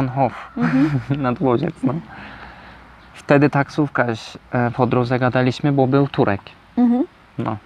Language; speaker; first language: Polish; non-native, learner; Turkish